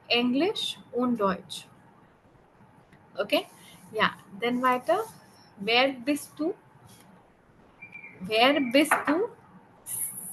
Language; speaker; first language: German; non-native, learner; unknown